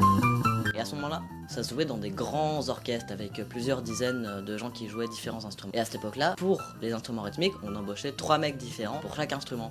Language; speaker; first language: French; native; French